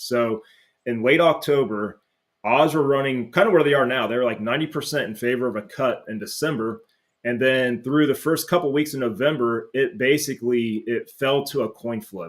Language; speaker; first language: English; native; English